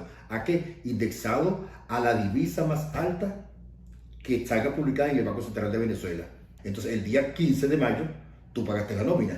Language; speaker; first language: Spanish; native; Spanish